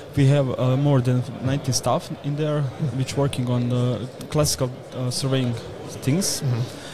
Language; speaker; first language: English; non-native, fluent; Bosnian